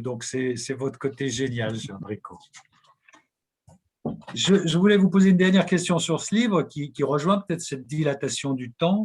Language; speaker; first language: French; native; French